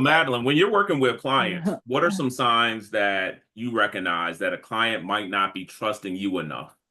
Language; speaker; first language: English; native; English